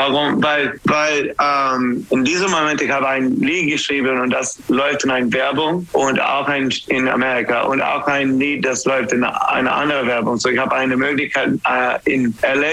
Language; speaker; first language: German; non-native, learner; English